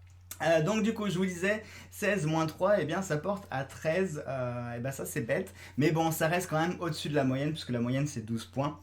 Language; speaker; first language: French; native; French